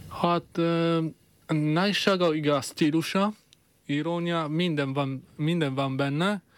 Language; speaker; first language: Hungarian; non-native, fluent; Italian